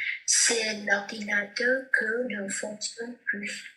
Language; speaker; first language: French; non-native, learner; Vietnamese